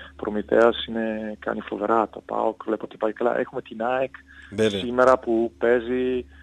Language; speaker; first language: Greek; non-native, fluent; Italian